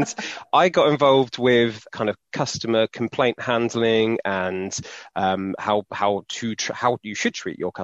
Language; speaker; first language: English; native; English